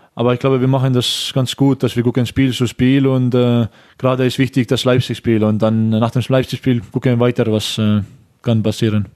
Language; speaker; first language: German; non-native, learner; Estonian